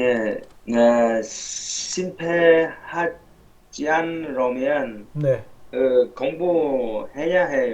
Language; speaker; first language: Korean; non-native, learner; Vietnamese